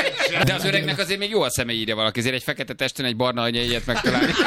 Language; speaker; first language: Hungarian; native; Hungarian